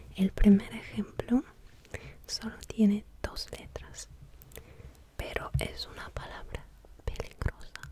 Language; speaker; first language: Spanish; non-native, fluent; Russian